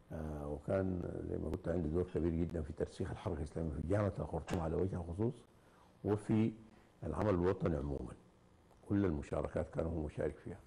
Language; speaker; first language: Arabic; native; Arabic